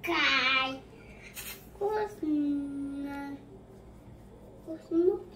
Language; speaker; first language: Russian; early bilingual, other home language; Tajik